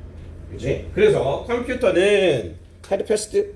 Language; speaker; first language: Korean; native; Korean